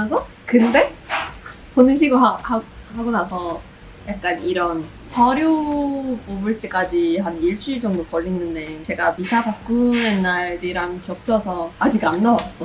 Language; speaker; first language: Korean; non-native, fluent; Swedish